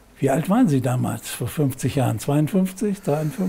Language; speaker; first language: German; native; German